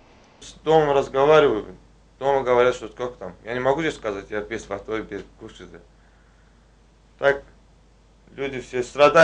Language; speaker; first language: Russian; non-native, learner; Turkish